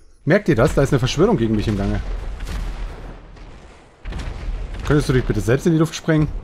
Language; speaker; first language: German; native; German